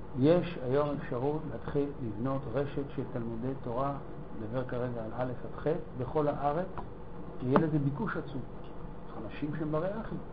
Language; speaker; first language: Hebrew; native; Hebrew